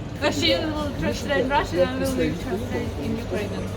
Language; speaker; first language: English; non-native, learner; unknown